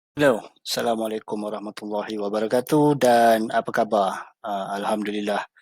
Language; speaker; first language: Malay; native; Malay